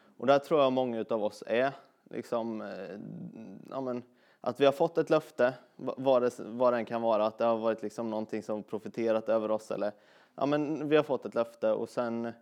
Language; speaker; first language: Swedish; native; Swedish